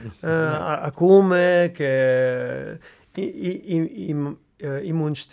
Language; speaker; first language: Greek; non-native, learner; Dutch